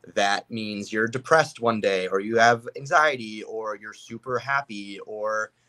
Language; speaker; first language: English; native; English